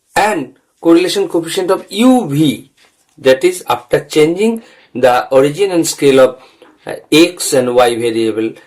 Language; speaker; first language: English; non-native, local second language; Bangla